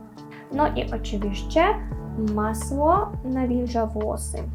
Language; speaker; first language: Polish; non-native, learner; Russian